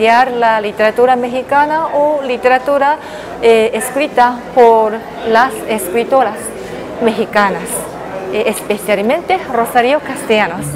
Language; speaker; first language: Spanish; non-native, learner; Japanese